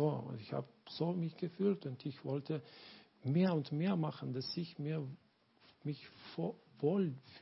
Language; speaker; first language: German; non-native, learner; Lithuanian